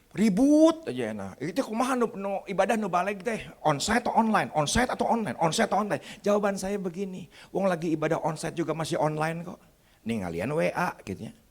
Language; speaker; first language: Indonesian; native; Indonesian